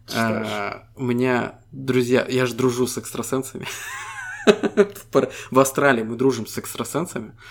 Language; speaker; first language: Russian; native; Russian